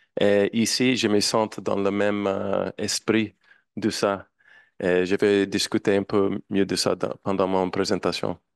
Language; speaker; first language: French; non-native, learner; English